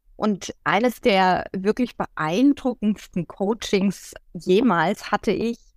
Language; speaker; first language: German; native; German